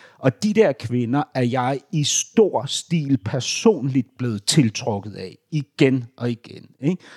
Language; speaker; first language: Danish; native; Danish